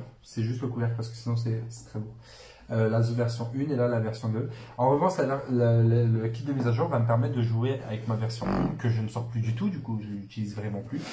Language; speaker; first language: French; native; French